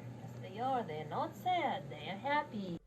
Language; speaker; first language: English; non-native, fluent; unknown